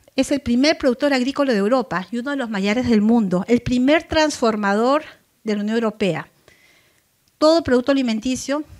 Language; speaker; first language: Spanish; native; Spanish